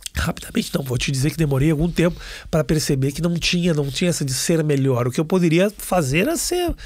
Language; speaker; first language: Portuguese; native; Portuguese